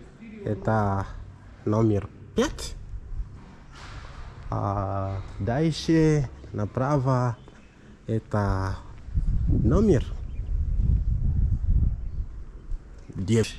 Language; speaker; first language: Russian; non-native, learner; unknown